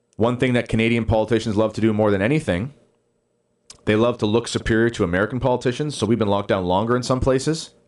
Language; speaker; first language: English; native; English